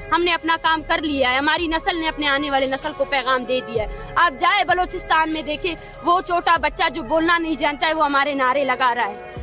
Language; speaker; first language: Urdu; non-native, local second language; Baluchi